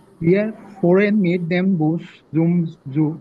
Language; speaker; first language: German; non-native, learner; Bangla